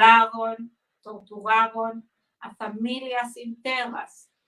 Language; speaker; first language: Spanish; non-native, fluent; Hebrew